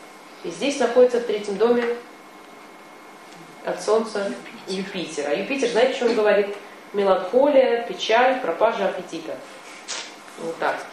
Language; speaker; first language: Russian; native; Russian